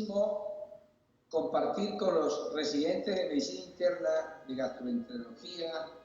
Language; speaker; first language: Spanish; native; Spanish